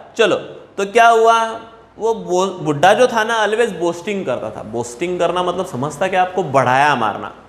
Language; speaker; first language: Hindi; non-native, local second language; Marathi